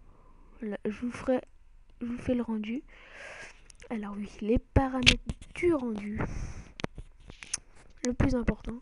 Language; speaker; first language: French; native; French